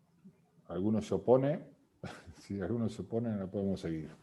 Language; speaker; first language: Spanish; native; Spanish